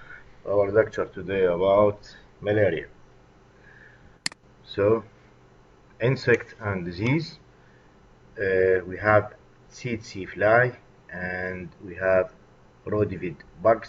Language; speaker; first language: English; non-native, fluent; Arabic